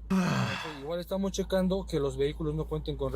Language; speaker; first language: Spanish; native; Spanish